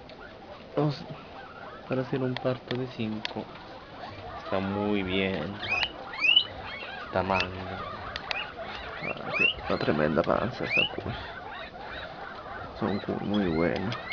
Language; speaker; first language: Spanish; native; Spanish